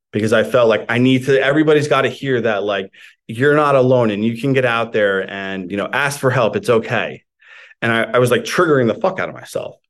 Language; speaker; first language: English; native; English